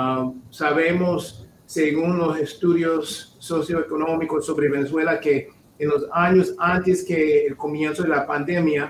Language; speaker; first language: Spanish; non-native, fluent; English